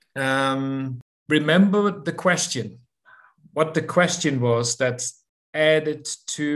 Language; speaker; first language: English; non-native, fluent; Dutch